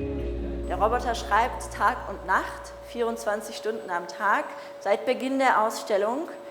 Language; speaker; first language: German; native; German